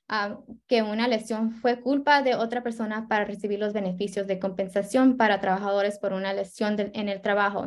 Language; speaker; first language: Spanish; early bilingual, heritage; Spanish